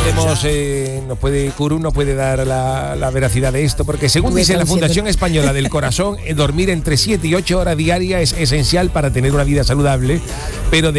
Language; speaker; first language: Spanish; native; Spanish